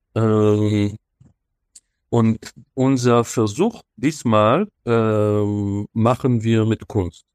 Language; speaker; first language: German; non-native, fluent; Hebrew